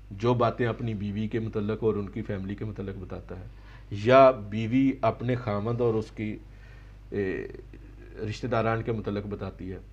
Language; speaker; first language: Urdu; native; Urdu